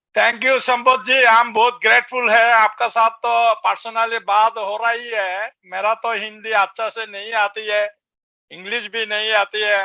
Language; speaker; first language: Hindi; non-native, learner; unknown